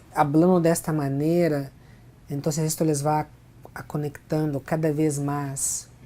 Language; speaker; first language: Spanish; non-native, fluent; Portuguese